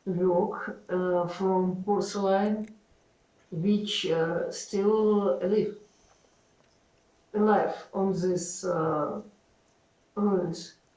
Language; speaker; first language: English; non-native, learner; Ukrainian